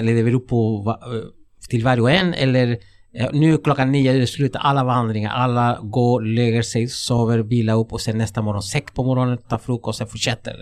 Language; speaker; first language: Swedish; non-native, fluent; Spanish